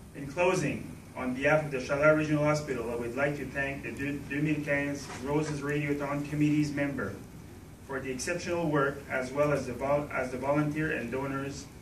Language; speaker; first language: English; non-native, local second language; French